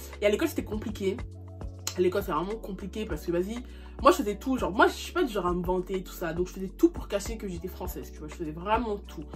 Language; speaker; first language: French; early bilingual, other home language; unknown